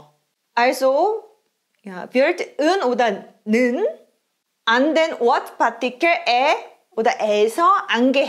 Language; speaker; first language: German; non-native, fluent; Korean